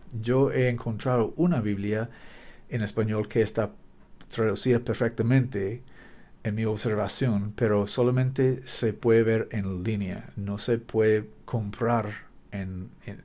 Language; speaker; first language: Spanish; non-native, learner; English